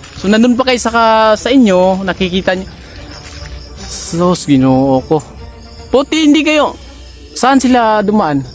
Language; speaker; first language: Filipino; non-native, local second language; Cebuano